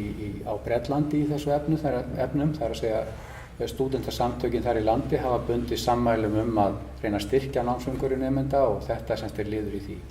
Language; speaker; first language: Icelandic; native; Icelandic